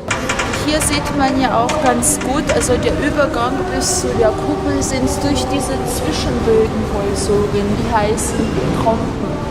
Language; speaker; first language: German; non-native, fluent; Georgian